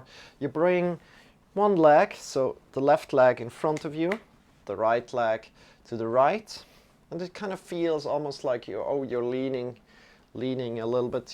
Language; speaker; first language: English; non-native, fluent; German